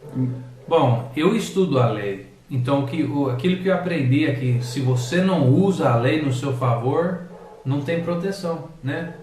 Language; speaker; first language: Portuguese; non-native, fluent; English